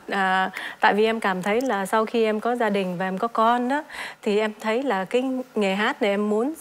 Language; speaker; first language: Vietnamese; early bilingual, heritage; Vietnamese